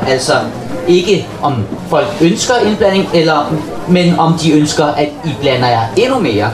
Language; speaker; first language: Danish; native; Danish